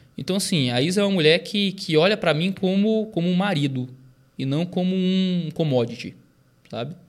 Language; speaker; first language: Portuguese; native; Portuguese